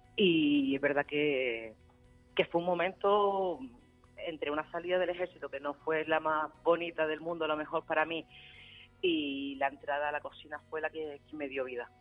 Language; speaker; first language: Spanish; native; Spanish